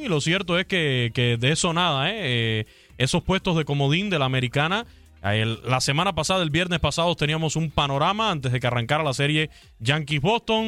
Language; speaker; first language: Spanish; native; Spanish